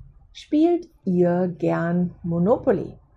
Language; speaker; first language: German; non-native, fluent; English